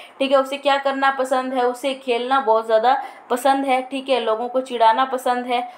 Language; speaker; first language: Hindi; native; Hindi